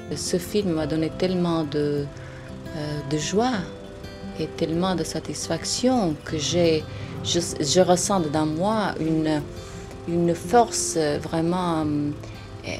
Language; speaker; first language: French; non-native, fluent; Italian